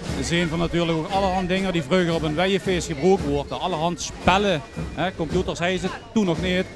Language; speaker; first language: Dutch; native; Dutch